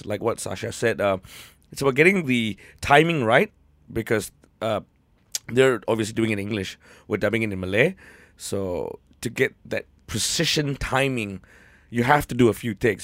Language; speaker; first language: English; native; English